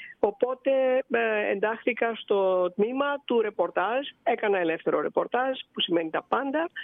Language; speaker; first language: Greek; native; Greek